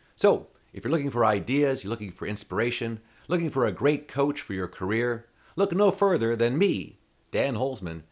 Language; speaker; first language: English; native; English